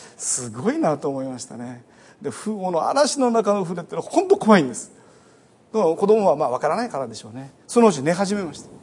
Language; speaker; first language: Japanese; native; Japanese